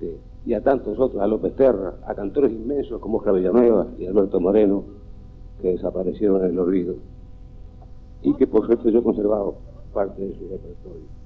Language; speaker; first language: Spanish; native; Spanish